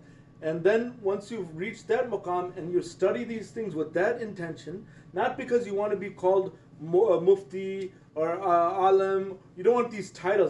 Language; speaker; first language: English; native; English